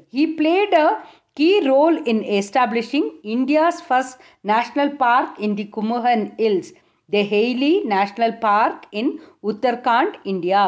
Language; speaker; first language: English; non-native, local second language; Tamil